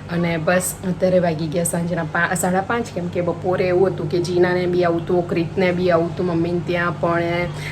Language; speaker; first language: Gujarati; native; Gujarati